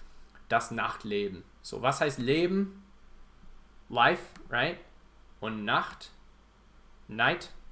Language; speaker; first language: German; non-native, fluent; English